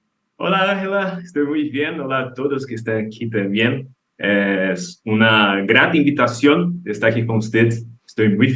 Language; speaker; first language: Spanish; non-native, learner; Portuguese